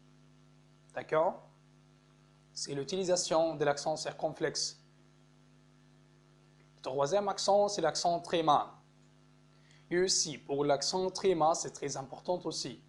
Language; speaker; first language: French; non-native, fluent; Arabic